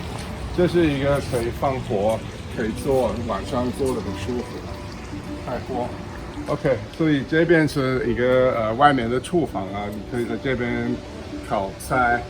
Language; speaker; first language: Chinese; early bilingual, heritage; Chinese